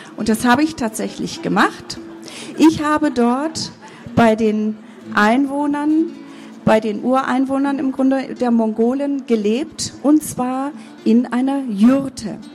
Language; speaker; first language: German; early bilingual, other home language; Kurdish